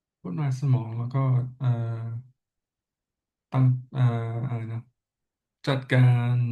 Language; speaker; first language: Thai; non-native, learner; English